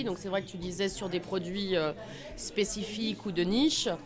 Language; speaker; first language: French; native; French